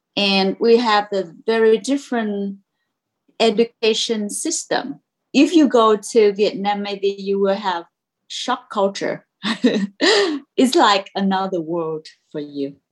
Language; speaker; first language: English; non-native, learner; Vietnamese